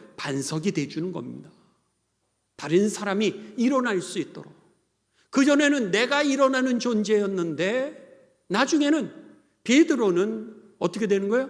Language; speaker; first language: Korean; native; Korean